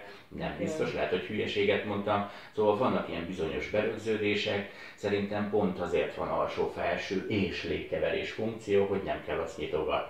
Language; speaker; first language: Hungarian; native; Hungarian